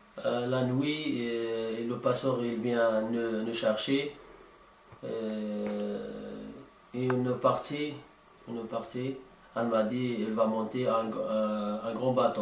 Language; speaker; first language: French; non-native, learner; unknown